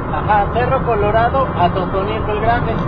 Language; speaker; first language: Spanish; native; Spanish